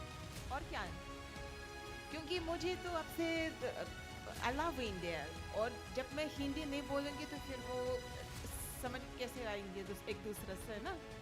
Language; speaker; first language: Hindi; non-native, fluent; Russian